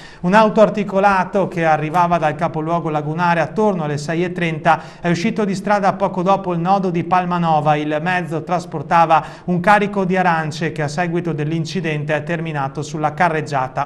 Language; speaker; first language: Italian; native; Italian